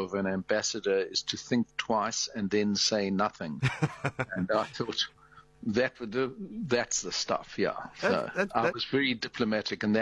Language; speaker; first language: English; native; English